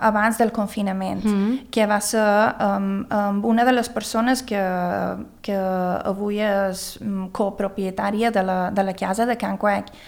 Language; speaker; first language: Catalan; early bilingual, other home language; Swedish